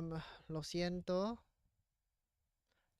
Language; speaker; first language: Spanish; non-native, learner; English